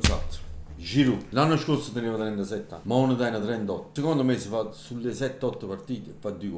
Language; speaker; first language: Italian; native; Italian